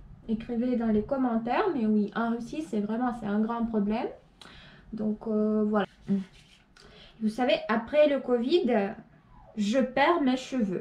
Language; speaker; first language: French; non-native, fluent; Russian